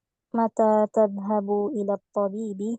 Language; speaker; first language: Arabic; non-native, learner; Indonesian